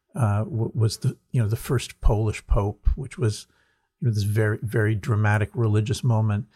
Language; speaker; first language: English; native; English